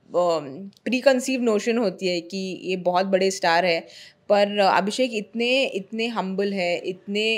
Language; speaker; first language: Hindi; non-native, local second language; Marathi